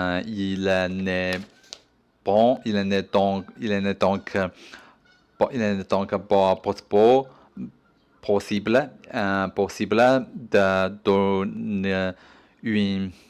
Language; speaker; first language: French; non-native, learner; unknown